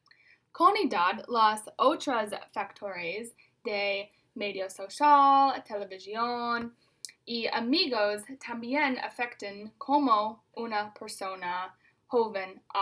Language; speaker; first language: Spanish; non-native, learner; English